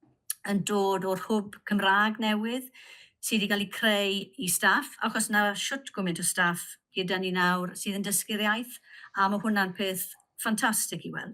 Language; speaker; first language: Welsh; native; Welsh